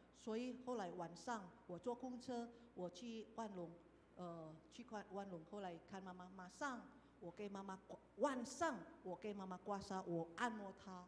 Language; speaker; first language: Chinese; non-native, fluent; Indonesian